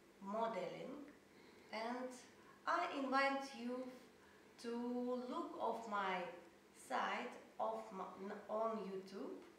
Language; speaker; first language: English; non-native, learner; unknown